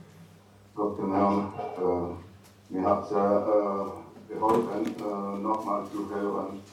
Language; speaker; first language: German; non-native, fluent; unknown